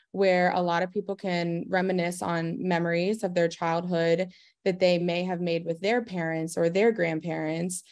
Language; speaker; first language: English; native; English